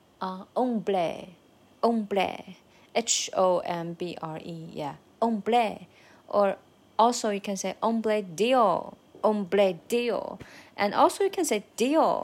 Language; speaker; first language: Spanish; non-native, learner; Chinese